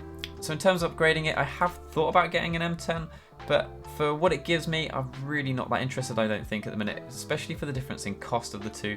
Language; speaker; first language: English; native; English